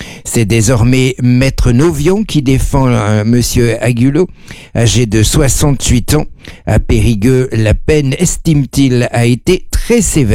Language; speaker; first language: French; native; French